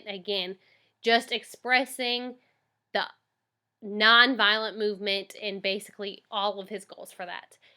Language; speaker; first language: English; native; English